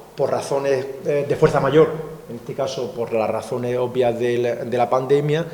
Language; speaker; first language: Spanish; native; Spanish